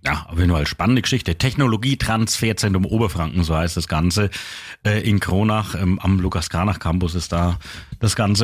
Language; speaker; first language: German; native; German